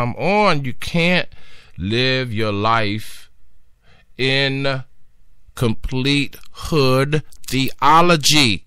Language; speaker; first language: English; native; English